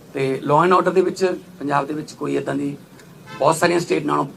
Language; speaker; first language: Hindi; non-native, local second language; Punjabi